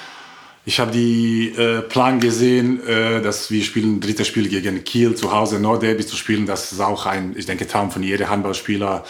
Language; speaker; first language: German; non-native, learner; Croatian